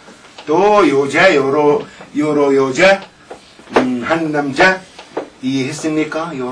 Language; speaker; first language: Korean; non-native, learner; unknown